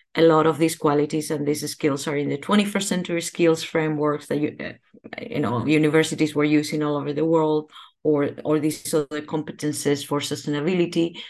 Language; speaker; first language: English; non-native, fluent; Spanish